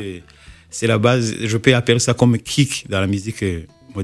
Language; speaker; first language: French; non-native, local second language; Kinyarwanda